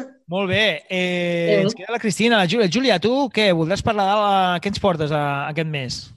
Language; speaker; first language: Catalan; native; Catalan